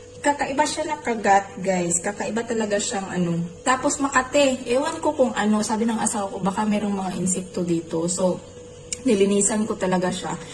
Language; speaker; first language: Filipino; non-native, local second language; Cebuano